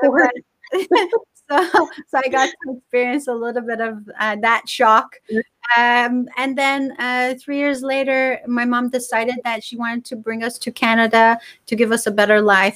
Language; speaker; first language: English; non-native, fluent; Persian